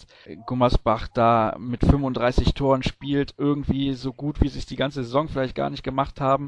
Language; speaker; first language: German; native; German